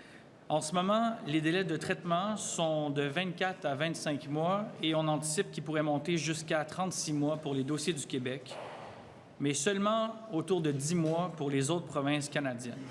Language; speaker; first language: French; native; French